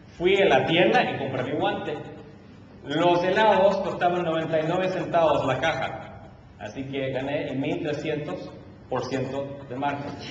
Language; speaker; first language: Spanish; early bilingual, heritage; Spanish